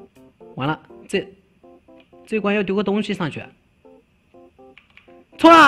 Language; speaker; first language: Chinese; native; Chinese